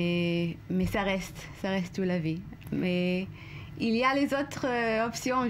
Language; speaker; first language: French; non-native, learner; Hebrew